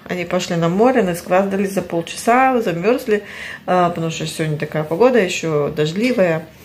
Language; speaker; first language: Russian; early bilingual, heritage; Russian